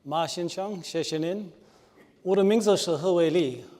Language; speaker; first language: Chinese; non-native, learner; English